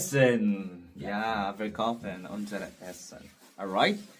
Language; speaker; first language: German; non-native, learner; Filipino